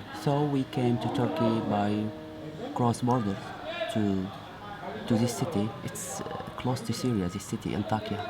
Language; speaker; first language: English; non-native, learner; Arabic